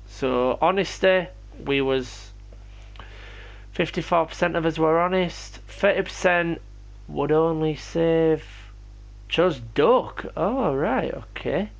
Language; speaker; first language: English; native; English